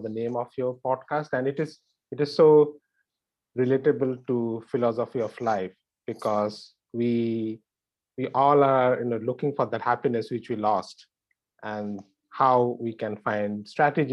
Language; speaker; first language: English; non-native, local second language; Bangla